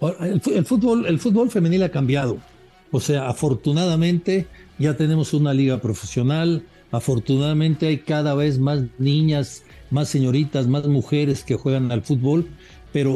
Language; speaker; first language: Spanish; native; Spanish